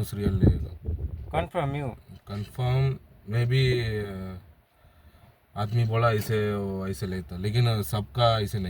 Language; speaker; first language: Hindi; non-native, local second language; Tamil